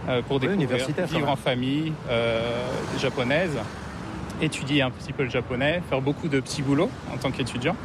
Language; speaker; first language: French; native; French